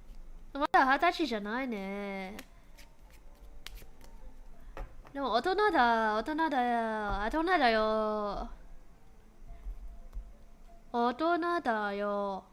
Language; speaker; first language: Japanese; non-native, learner; English